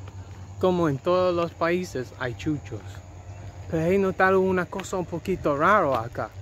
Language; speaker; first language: Spanish; non-native, learner; English